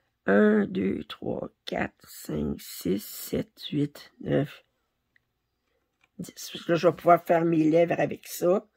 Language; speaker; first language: French; native; French